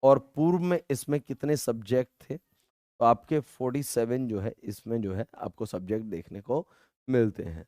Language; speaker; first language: Hindi; native; Hindi